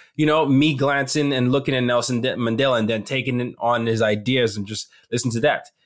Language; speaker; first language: English; non-native, local second language; Yoruba